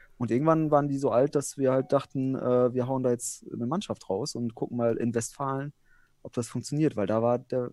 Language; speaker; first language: German; early bilingual, other home language; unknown